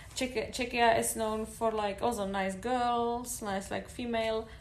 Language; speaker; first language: English; non-native, fluent; Czech